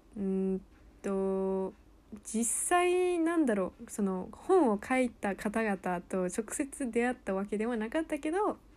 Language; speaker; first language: Japanese; early bilingual, heritage; Japanese